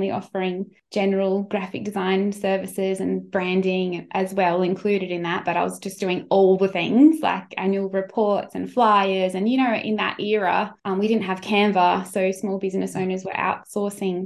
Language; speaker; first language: English; native; English